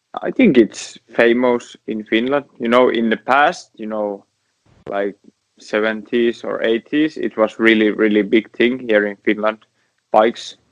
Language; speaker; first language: English; non-native, learner; Finnish